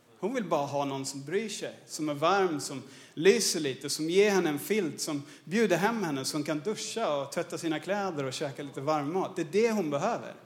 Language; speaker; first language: Swedish; non-native, fluent; English